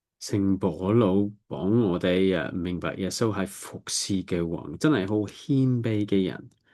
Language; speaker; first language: Cantonese; non-native, learner; English